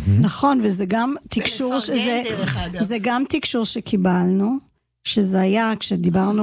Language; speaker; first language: Hebrew; non-native, fluent; English